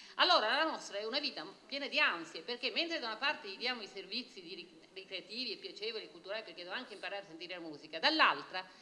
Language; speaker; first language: Italian; native; Italian